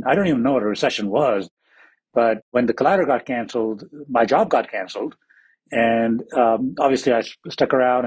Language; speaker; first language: English; non-native, local second language; Hindi